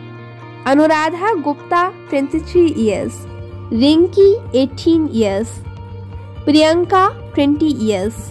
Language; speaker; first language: English; non-native, local second language; Hindi